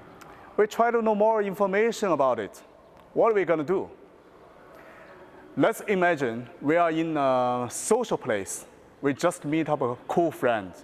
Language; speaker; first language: English; non-native, fluent; Chinese